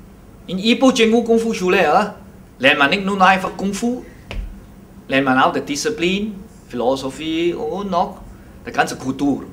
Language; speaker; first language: German; non-native, learner; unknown